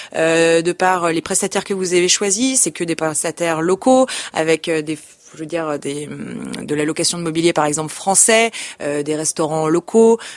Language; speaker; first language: French; native; French